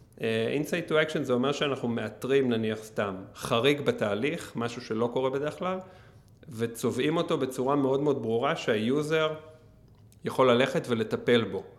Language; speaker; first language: Hebrew; native; Hebrew